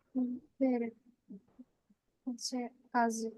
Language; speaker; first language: Japanese; non-native, learner; Bangla